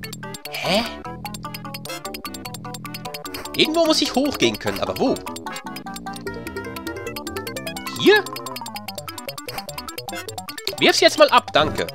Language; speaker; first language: German; native; German